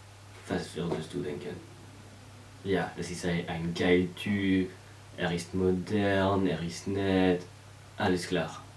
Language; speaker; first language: German; non-native, learner; French